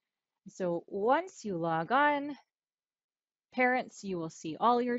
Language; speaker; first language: English; native; English